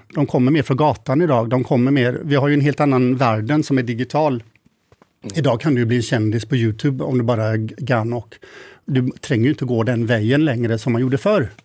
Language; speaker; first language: Swedish; native; Swedish